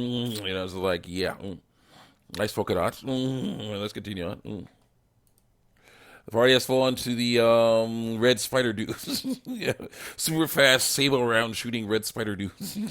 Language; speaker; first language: English; native; English